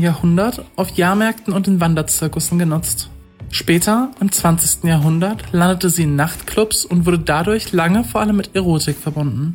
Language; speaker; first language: German; native; German